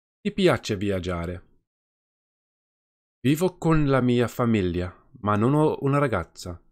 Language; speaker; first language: Italian; non-native, learner; Afrikaans